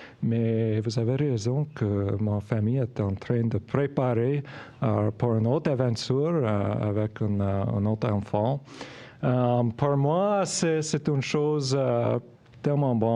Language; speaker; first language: French; non-native, local second language; English